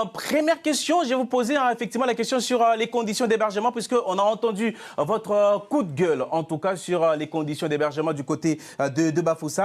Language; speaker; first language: French; native; French